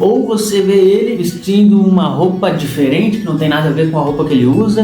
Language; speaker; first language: Portuguese; native; Portuguese